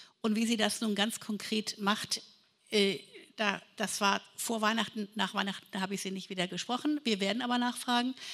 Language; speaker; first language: German; native; German